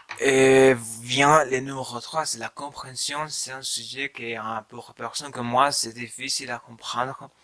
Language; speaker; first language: French; non-native, learner; Spanish